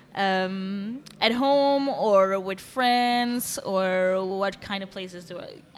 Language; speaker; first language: English; non-native, fluent; Dutch